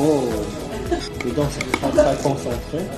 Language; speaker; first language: French; non-native, learner; Chinese